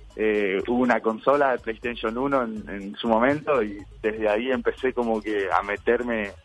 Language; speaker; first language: Spanish; native; Spanish